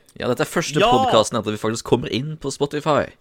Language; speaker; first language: Norwegian; native; Norwegian